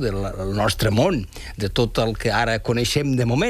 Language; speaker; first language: Catalan; native; Catalan